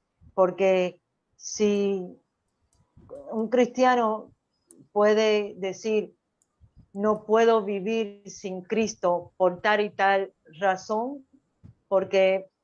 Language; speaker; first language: Spanish; early bilingual, heritage; Spanish